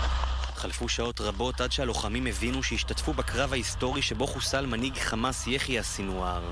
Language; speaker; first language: Hebrew; native; Hebrew